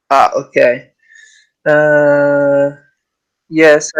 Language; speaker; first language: English; non-native, learner; Italian